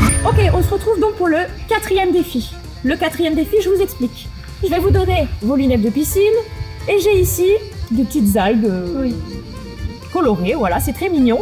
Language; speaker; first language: French; native; French